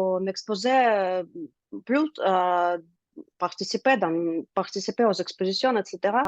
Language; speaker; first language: French; non-native, learner; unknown